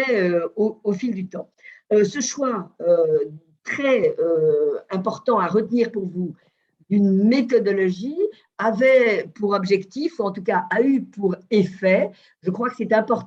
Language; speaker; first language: French; native; French